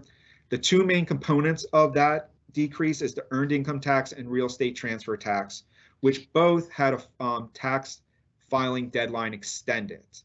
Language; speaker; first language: English; native; English